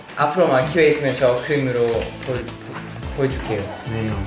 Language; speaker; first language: Korean; non-native, learner; Thai